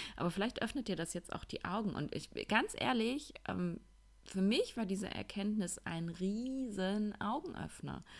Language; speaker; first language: German; native; German